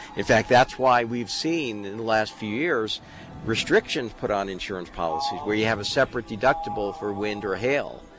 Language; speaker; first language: English; native; English